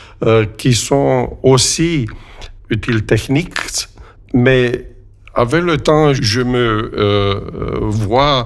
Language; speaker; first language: French; non-native, fluent; Romanian